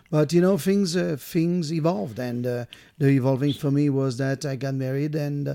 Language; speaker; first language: English; non-native, fluent; French